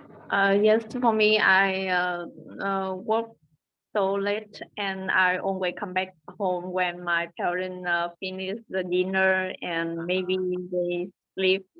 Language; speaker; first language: English; non-native, learner; Vietnamese